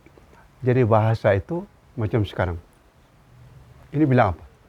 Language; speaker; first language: Indonesian; non-native, local second language; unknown